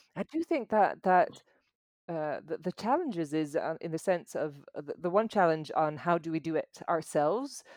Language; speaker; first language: English; non-native, fluent; Dutch